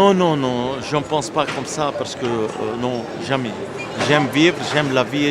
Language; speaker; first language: French; non-native, local second language; Arabic